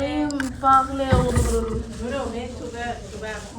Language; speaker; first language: French; non-native, learner; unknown